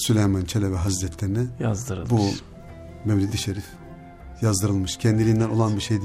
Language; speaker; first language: Turkish; native; Turkish